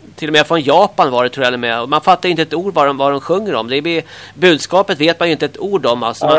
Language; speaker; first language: Swedish; native; Swedish